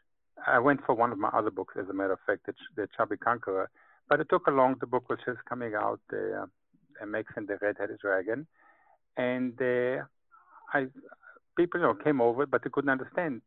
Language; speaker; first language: English; non-native, fluent; Hebrew